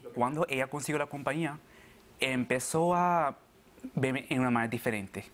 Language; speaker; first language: Spanish; early bilingual, other home language; Arabic